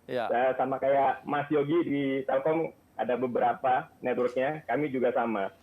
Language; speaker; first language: Indonesian; native; Indonesian